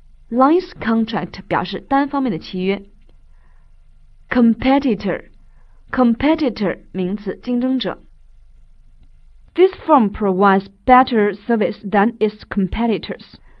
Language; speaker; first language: English; non-native, fluent; Chinese